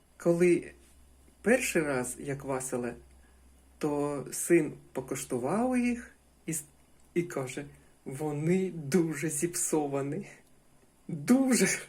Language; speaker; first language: Ukrainian; native; Ukrainian